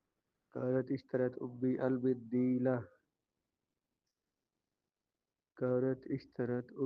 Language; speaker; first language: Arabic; non-native, fluent; Urdu